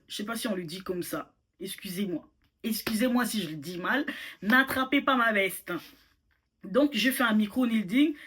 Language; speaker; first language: French; non-native, local second language; Lingala